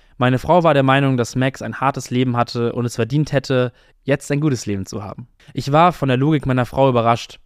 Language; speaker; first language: German; native; German